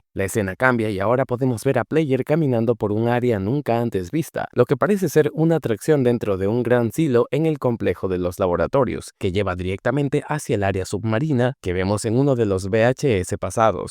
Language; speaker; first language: Spanish; native; Spanish